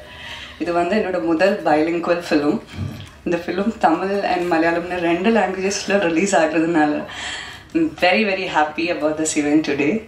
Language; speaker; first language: Tamil; non-native, learner; Malayalam